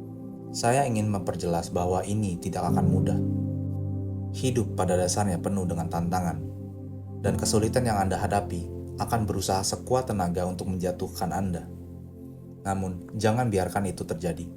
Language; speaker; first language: Indonesian; native; Indonesian